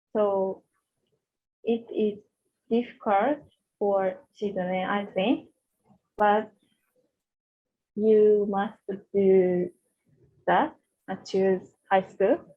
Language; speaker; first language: English; non-native, learner; Japanese